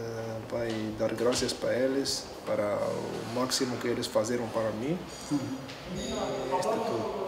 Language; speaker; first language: Portuguese; non-native, learner; Arabic